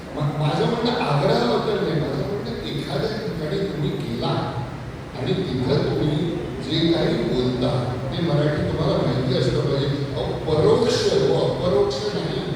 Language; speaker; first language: Marathi; non-native, local second language; Konkani